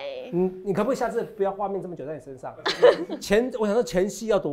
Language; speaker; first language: Chinese; native; Chinese